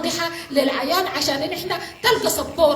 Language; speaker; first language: Arabic; native; Arabic